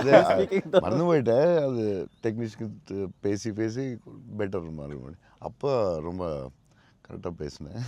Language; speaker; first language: Tamil; non-native, local second language; Telugu